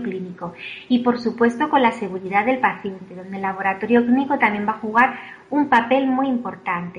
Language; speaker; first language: Spanish; native; Spanish